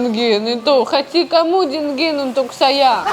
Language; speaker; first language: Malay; non-native, learner; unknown